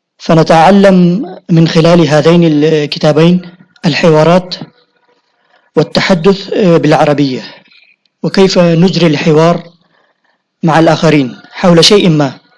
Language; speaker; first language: Arabic; non-native, fluent; Urdu